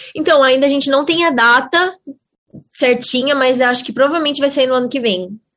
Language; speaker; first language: Portuguese; native; Portuguese